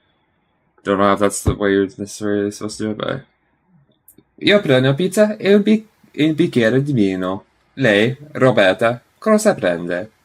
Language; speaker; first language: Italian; non-native, learner; English